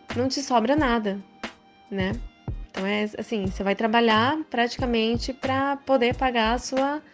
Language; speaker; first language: Portuguese; early bilingual, other home language; Japanese